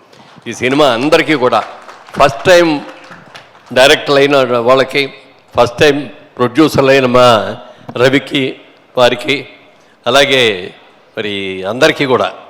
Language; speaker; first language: Telugu; native; Telugu